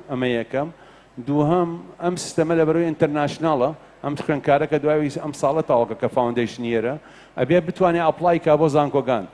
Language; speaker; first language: Central Kurdish; native; Central Kurdish